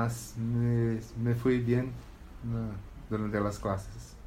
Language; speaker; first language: Spanish; non-native, learner; Portuguese